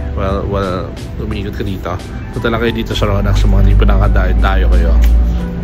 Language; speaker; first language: Filipino; native; Filipino